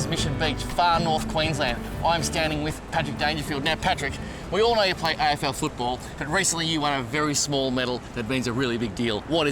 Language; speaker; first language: English; native; English